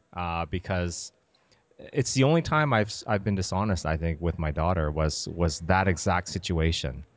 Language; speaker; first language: English; native; English